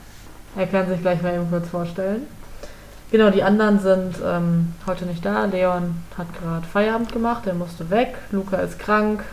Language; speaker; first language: German; native; German